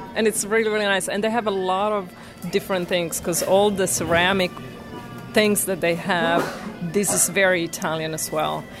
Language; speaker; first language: English; non-native, fluent; Italian